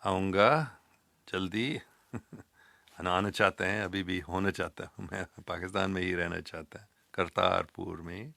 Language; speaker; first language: Urdu; non-native, fluent; English